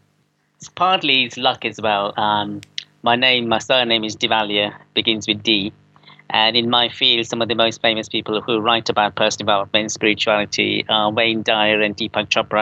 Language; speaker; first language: English; native; English